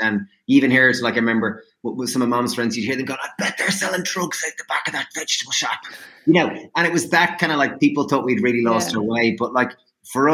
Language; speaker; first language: English; native; English